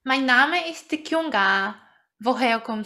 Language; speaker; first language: German; non-native, fluent; Korean